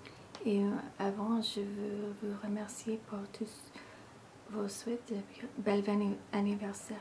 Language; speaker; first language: French; non-native, learner; English